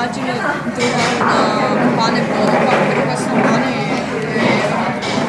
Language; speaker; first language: Italian; non-native, learner; Chinese